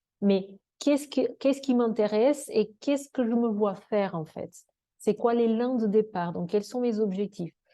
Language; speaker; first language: French; non-native, fluent; Portuguese